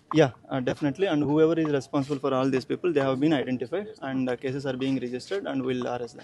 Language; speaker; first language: English; non-native, local second language; Telugu